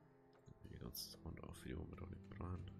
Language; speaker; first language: German; native; German